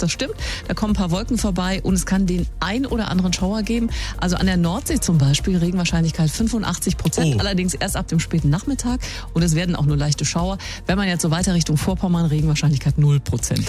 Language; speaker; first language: German; native; German